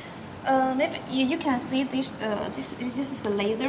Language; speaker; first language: English; non-native, learner; Chinese